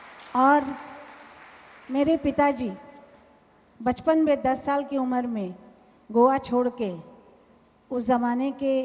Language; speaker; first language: Hindi; non-native, local second language; Marathi